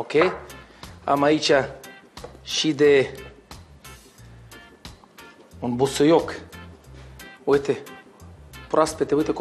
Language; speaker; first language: Romanian; non-native, learner; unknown